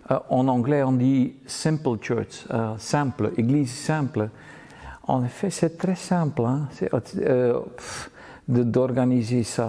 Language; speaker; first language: French; non-native, fluent; Dutch